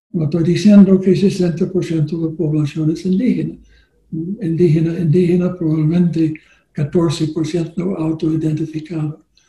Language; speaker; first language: Spanish; non-native, learner; English